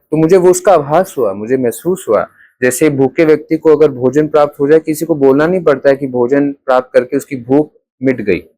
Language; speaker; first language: Hindi; native; Hindi